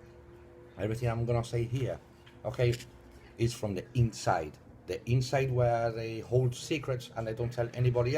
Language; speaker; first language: English; non-native, fluent; Spanish